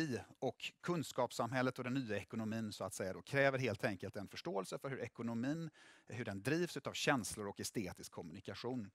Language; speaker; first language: Swedish; native; Swedish